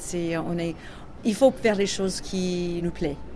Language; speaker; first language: French; non-native, learner; English